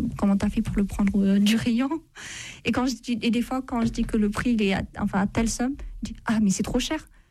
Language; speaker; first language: French; non-native, fluent; Amharic